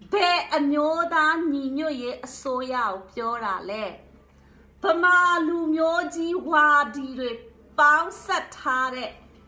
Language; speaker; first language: Burmese; non-native, local second language; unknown